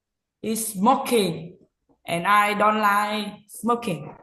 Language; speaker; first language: English; non-native, learner; Vietnamese